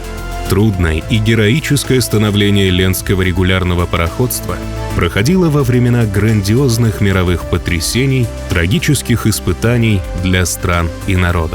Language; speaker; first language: Russian; native; Russian